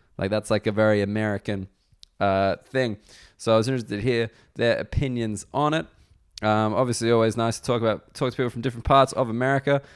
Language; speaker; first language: English; native; English